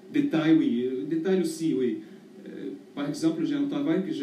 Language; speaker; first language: French; non-native, fluent; Portuguese